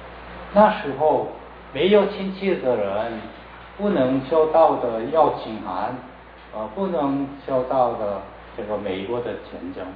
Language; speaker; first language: Chinese; non-native, learner; Korean